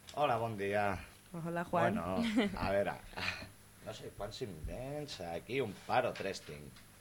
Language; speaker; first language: Catalan; non-native, local second language; Spanish